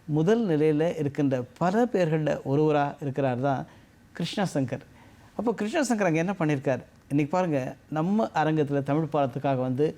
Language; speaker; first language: Tamil; native; Tamil